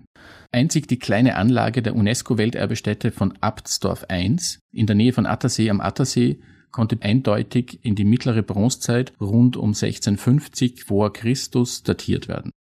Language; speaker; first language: German; native; German